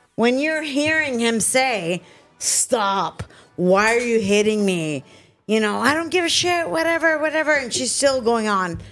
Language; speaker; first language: English; native; English